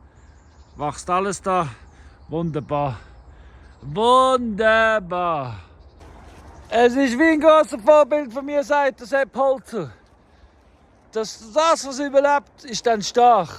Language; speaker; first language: German; non-native, fluent; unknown